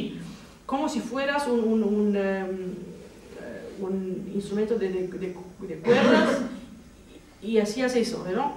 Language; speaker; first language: Spanish; non-native, fluent; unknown